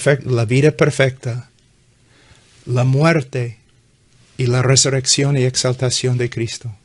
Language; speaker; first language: Spanish; non-native, fluent; English